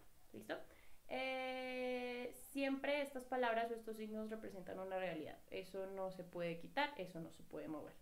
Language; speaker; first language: Spanish; native; Spanish